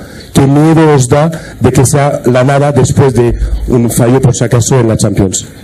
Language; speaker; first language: Spanish; native; Spanish